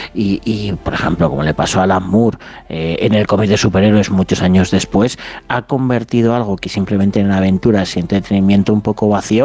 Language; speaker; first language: Spanish; native; Spanish